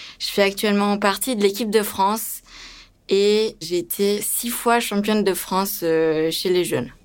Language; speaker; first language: French; early bilingual, other home language; Romanian